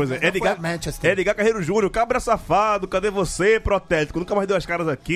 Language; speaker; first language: Portuguese; native; Portuguese